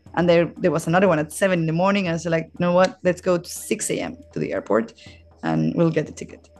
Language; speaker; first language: English; non-native, fluent; Spanish